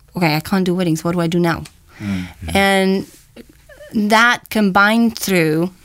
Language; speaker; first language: English; non-native, fluent; Romanian